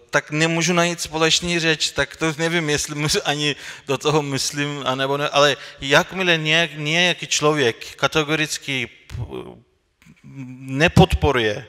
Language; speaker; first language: Czech; non-native, fluent; Turkish